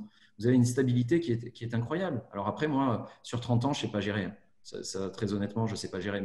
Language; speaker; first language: French; native; French